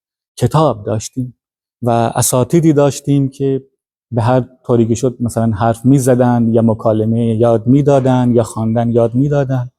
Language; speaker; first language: Persian; non-native, fluent; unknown